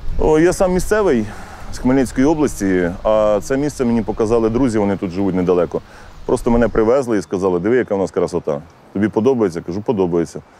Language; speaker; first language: Ukrainian; native; Ukrainian